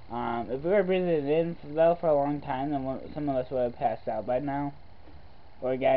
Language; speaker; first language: English; native; English